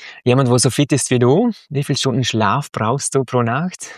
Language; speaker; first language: German; native; German